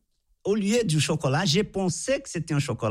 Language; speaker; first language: French; non-native, fluent; Portuguese